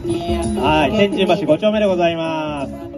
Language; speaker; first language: Japanese; native; Japanese